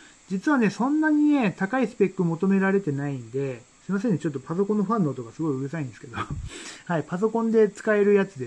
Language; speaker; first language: Japanese; native; Japanese